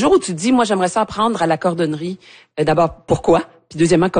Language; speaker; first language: French; native; French